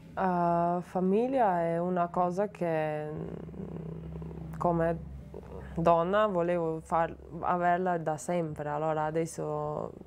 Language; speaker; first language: Italian; non-native, learner; Slovenian